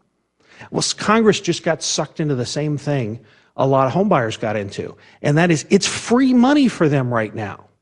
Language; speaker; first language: English; native; English